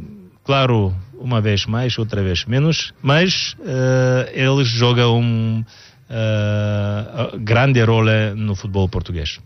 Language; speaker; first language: Portuguese; non-native, learner; Bulgarian